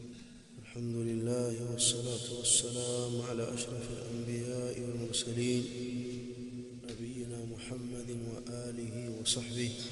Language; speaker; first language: Arabic; non-native, fluent; Swahili